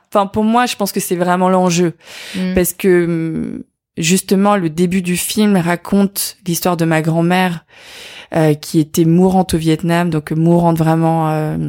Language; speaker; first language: French; native; French